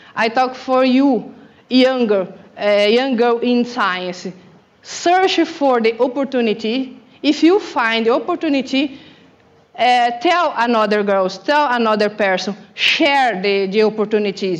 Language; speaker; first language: English; non-native, learner; Portuguese